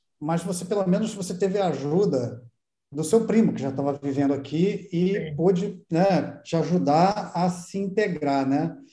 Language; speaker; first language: Portuguese; native; Portuguese